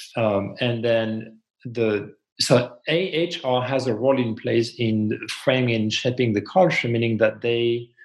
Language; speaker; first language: English; non-native, fluent; French